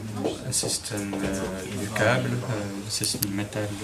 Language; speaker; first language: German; non-native, learner; French